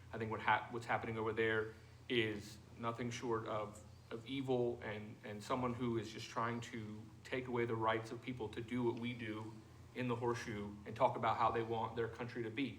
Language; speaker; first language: English; native; English